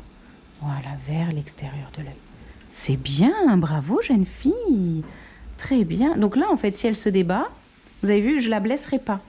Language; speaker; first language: French; native; French